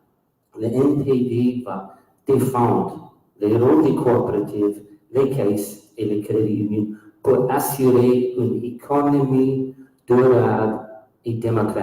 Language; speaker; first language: French; non-native, local second language; English